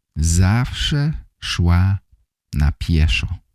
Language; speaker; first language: Polish; native; Polish